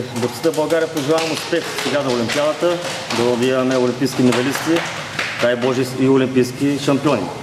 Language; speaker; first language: Bulgarian; native; Bulgarian